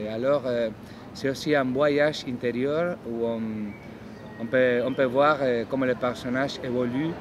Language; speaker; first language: French; non-native, fluent; Spanish